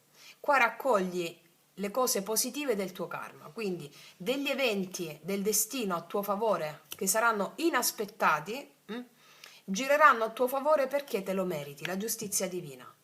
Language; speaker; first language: Italian; native; Italian